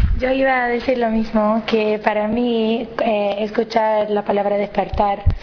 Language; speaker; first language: Spanish; non-native, fluent; English